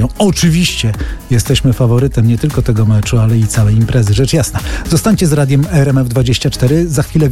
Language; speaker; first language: Polish; native; Polish